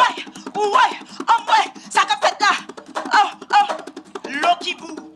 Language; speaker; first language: French; non-native, local second language; Haitian Creole